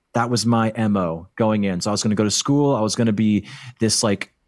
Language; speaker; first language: English; native; English